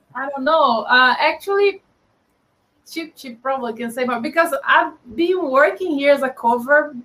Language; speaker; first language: English; non-native, fluent; Portuguese